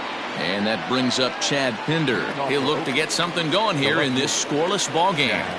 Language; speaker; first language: English; native; English